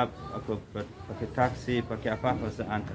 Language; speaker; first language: Indonesian; non-native, learner; Persian